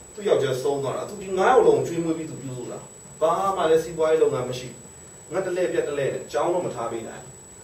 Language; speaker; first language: Burmese; non-native, local second language; Hakha Chin